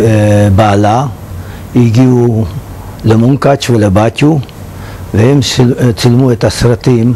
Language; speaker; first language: Hebrew; non-native, fluent; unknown